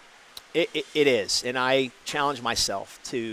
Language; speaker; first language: English; native; English